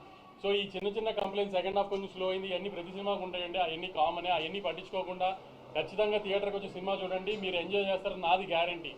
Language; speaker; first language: Telugu; native; Telugu